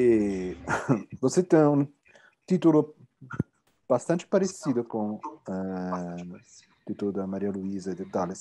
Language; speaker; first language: Portuguese; non-native, fluent; Italian